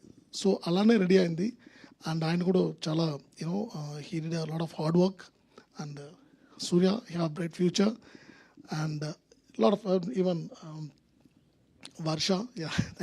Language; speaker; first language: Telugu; non-native, learner; Tamil